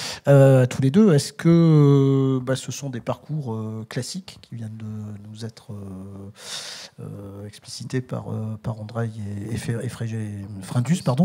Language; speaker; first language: French; native; French